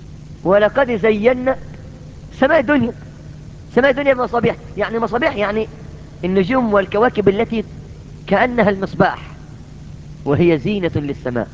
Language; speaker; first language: Arabic; native; Arabic